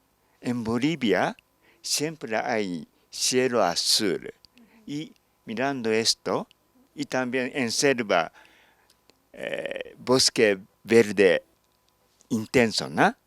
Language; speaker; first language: Spanish; non-native, learner; Japanese